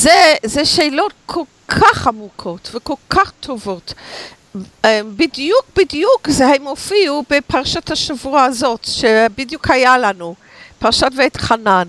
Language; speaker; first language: Hebrew; non-native, fluent; English